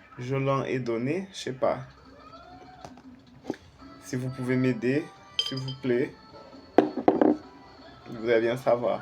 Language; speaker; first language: French; non-native, fluent; Portuguese